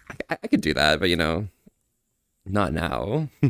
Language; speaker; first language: English; native; English